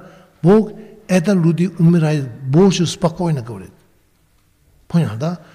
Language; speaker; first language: Russian; non-native, learner; Tibetan